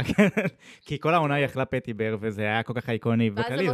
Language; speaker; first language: Hebrew; native; Hebrew